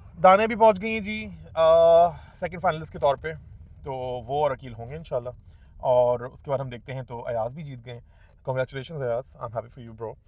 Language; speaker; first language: Urdu; native; Urdu